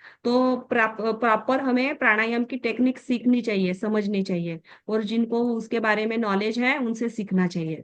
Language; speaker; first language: Hindi; native; Hindi